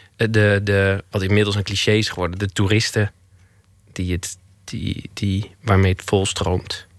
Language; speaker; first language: Dutch; native; Dutch